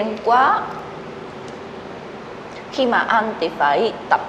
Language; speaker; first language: Vietnamese; non-native, learner; Japanese